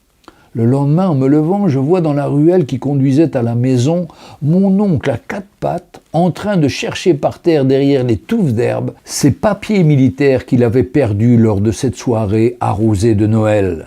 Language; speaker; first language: French; native; French